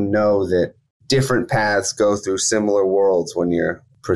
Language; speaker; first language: English; native; English